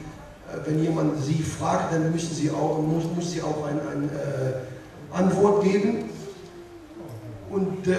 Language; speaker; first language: German; non-native, learner; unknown